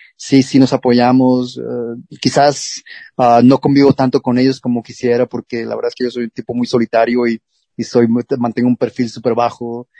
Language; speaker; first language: Spanish; native; Spanish